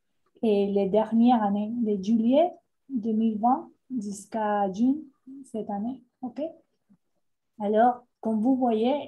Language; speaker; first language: French; non-native, fluent; Spanish